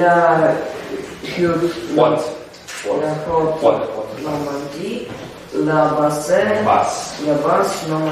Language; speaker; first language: French; non-native, learner; Russian